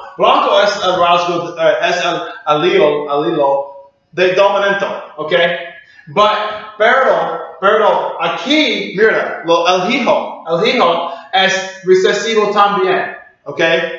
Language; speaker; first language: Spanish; non-native, learner; English